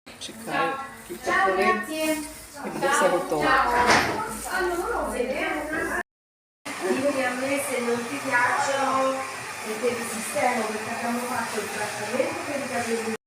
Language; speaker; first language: Italian; non-native, fluent; Ukrainian